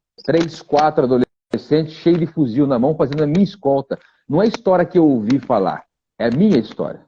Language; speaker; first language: Portuguese; native; Portuguese